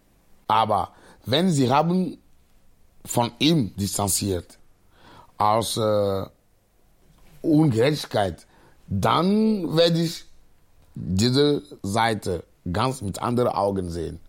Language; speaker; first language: German; non-native, learner; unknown